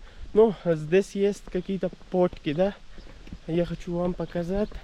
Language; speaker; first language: Russian; non-native, learner; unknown